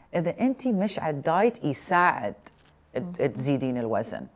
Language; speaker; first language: Arabic; early bilingual, other home language; English